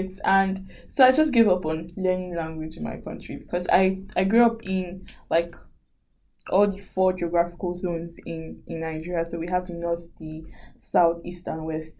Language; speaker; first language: English; non-native, local second language; Yoruba